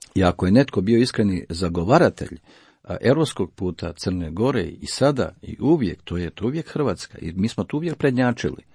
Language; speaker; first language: Croatian; native; Croatian